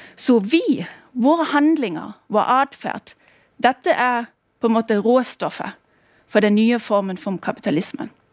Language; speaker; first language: Norwegian; non-native, fluent; German